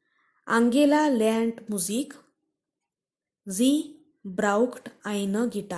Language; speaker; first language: German; non-native, fluent; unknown